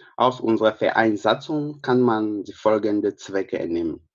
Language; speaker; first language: German; non-native, fluent; French